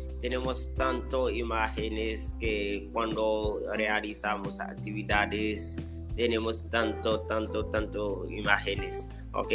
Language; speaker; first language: Spanish; non-native, learner; Haitian Creole